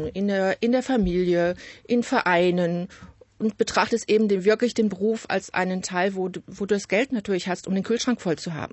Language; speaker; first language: German; native; German